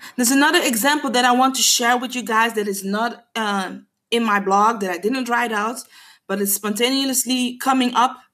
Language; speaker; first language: English; non-native, fluent; Papiamento